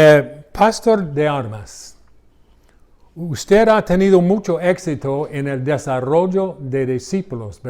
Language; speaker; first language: Spanish; non-native, learner; English